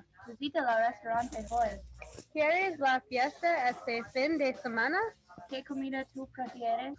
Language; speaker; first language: Spanish; non-native, learner; English